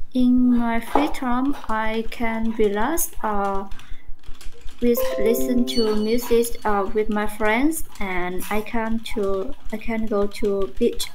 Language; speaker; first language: English; non-native, learner; Vietnamese